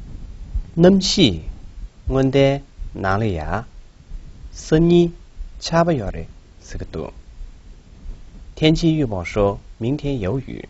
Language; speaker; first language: Chinese; non-native, local second language; Tibetan